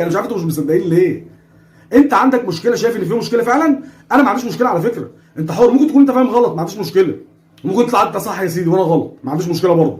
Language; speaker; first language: Arabic; native; Arabic